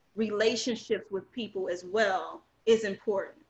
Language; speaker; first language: English; native; English